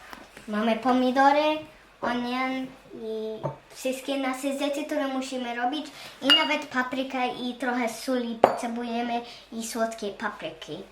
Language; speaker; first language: Polish; early bilingual, heritage; Polish